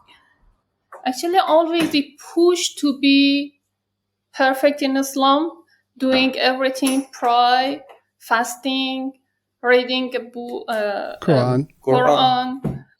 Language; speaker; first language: English; non-native, learner; Persian